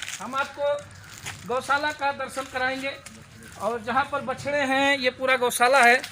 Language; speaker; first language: Hindi; native; Hindi